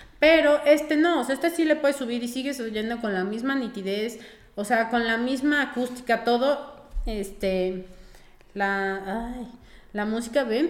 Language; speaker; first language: Spanish; native; Spanish